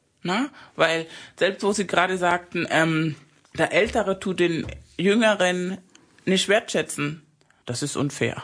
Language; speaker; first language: German; non-native, fluent; Spanish